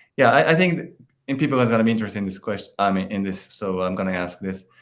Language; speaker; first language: English; non-native, fluent; Japanese